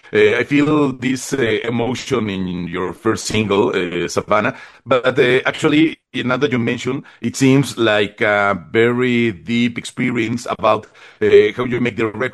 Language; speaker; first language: English; non-native, fluent; Spanish